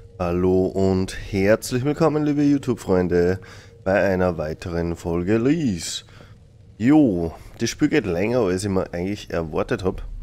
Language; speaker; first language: German; native; German